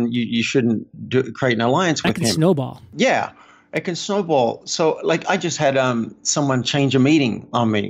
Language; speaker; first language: English; native; English